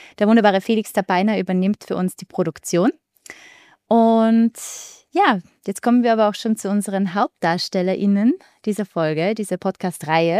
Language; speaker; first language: German; native; German